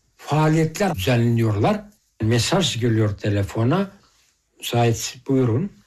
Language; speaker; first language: Turkish; early bilingual, heritage; Turkish